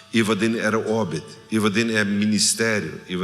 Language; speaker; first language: German; non-native, learner; Plautdietsch